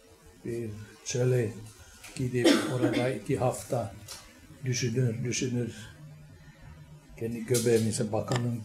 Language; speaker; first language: Turkish; non-native, fluent; Finnish